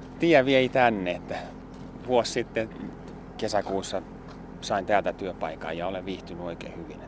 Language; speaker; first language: Finnish; native; Finnish